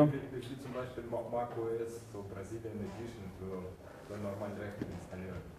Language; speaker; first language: German; non-native, learner; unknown